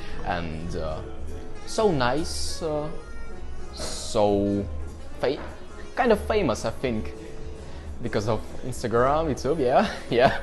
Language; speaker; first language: English; non-native, learner; Russian